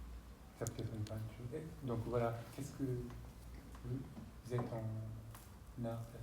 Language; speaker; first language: French; non-native, fluent; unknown